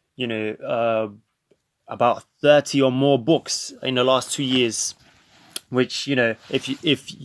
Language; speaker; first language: English; native; English